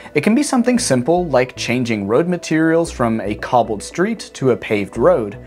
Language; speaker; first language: English; native; English